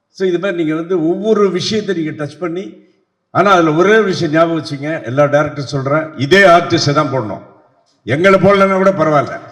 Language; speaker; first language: Tamil; native; Tamil